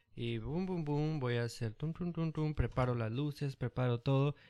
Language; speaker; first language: Spanish; native; Spanish